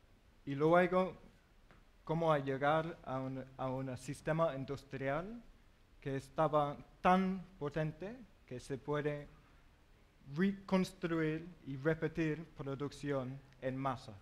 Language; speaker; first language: Spanish; non-native, learner; English